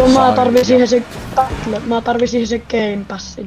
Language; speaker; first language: Finnish; native; Finnish